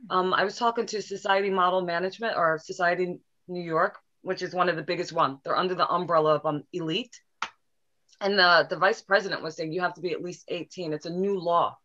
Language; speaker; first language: English; native; English